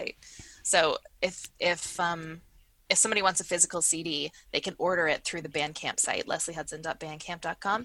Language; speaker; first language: English; native; English